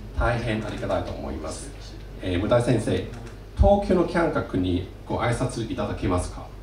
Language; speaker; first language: Japanese; non-native, fluent; Cantonese